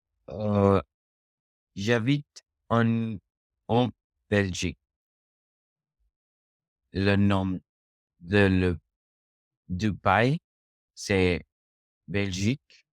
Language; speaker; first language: French; non-native, learner; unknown